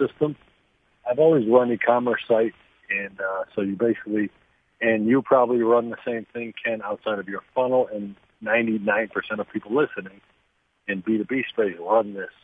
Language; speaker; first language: English; native; English